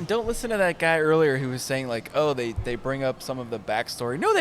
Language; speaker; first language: English; native; English